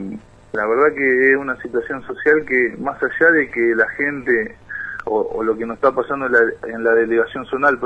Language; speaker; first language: Spanish; native; Spanish